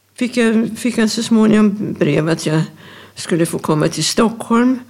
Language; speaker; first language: Swedish; early bilingual, other home language; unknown